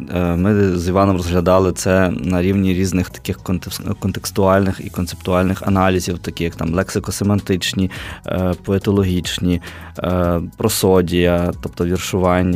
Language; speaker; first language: Ukrainian; native; Ukrainian